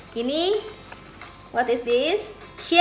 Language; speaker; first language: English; non-native, learner; Indonesian